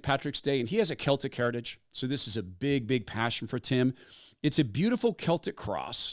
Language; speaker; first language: English; native; English